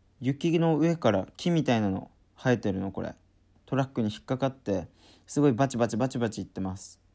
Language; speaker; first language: Japanese; native; Japanese